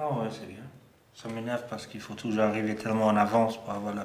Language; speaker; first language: French; non-native, fluent; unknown